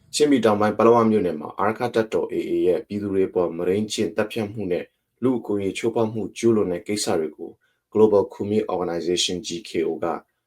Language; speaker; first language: Burmese; non-native, local second language; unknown